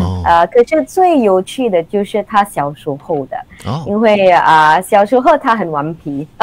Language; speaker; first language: Chinese; non-native, local second language; English